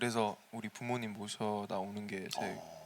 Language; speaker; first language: Korean; early bilingual, heritage; Korean